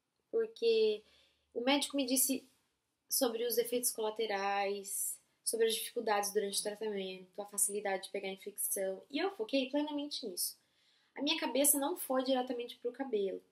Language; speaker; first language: Portuguese; native; Portuguese